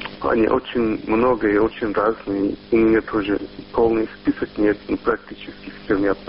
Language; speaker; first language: Russian; non-native, local second language; Turkish